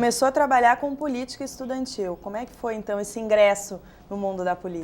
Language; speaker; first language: Portuguese; native; Portuguese